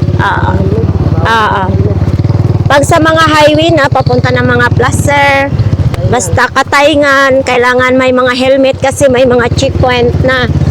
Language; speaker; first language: Filipino; non-native, local second language; Masbatenyo